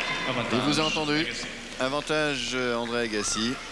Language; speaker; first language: French; native; French